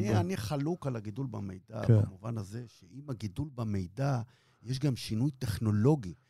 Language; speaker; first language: Hebrew; native; Hebrew